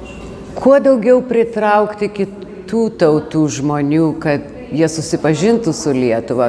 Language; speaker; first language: Lithuanian; early bilingual, heritage; Lithuanian